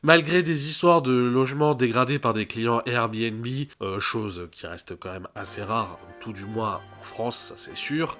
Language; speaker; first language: French; native; French